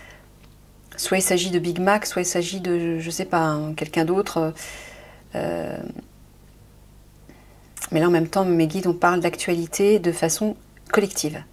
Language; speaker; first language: French; native; French